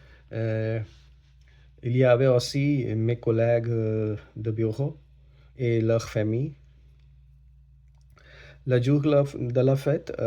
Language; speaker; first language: French; non-native, learner; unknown